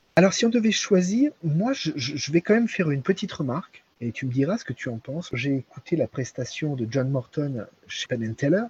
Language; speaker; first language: French; native; French